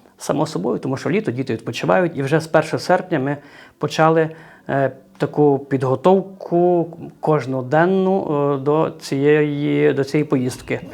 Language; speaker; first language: Ukrainian; native; Ukrainian